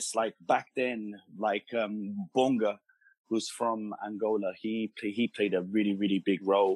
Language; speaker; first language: English; early bilingual, other home language; Portuguese